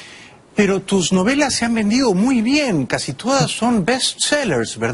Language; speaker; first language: Spanish; native; Spanish